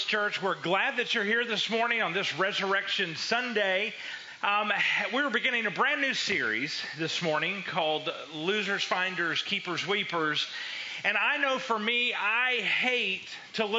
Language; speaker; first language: English; native; English